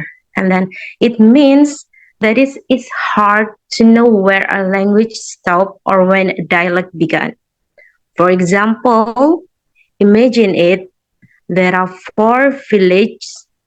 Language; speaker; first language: English; non-native, learner; Indonesian